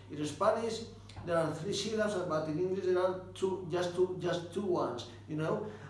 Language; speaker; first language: English; non-native, fluent; Spanish